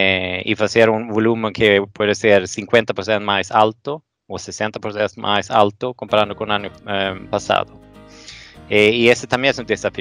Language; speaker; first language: Portuguese; non-native, fluent; Swedish